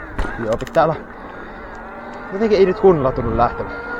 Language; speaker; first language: Finnish; native; Finnish